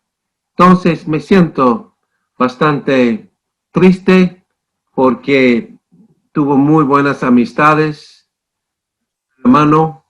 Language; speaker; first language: Spanish; non-native, fluent; English